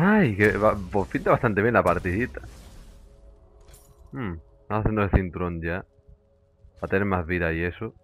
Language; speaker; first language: Spanish; native; Spanish